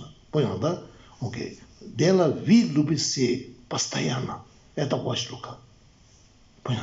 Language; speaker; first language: Russian; non-native, learner; Tibetan